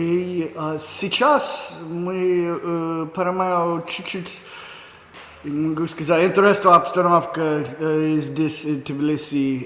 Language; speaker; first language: Russian; non-native, learner; English